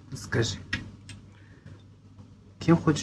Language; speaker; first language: Russian; non-native, fluent; Persian